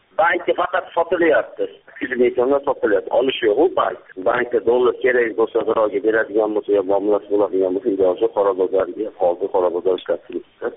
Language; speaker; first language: Uzbek; native; Uzbek